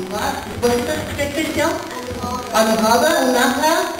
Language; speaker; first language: German; non-native, learner; French